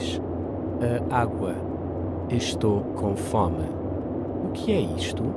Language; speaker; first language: Portuguese; non-native, learner; English